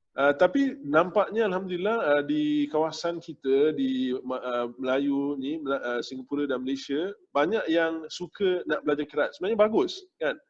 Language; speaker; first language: Malay; native; Malay